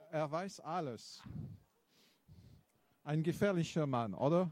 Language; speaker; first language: German; non-native, fluent; French